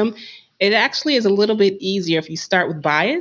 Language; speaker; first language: English; native; English